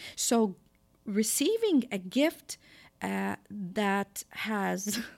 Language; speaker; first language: English; non-native, fluent; Arabic